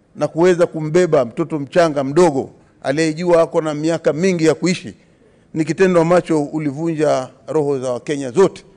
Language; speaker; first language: Swahili; native; Swahili